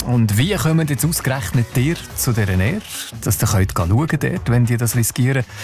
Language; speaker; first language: German; native; German